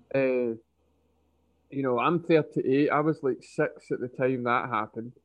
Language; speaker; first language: English; native; English